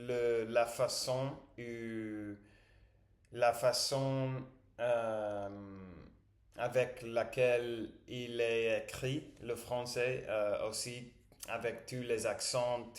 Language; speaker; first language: French; non-native, learner; English